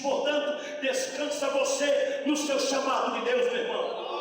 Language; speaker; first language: Portuguese; native; Portuguese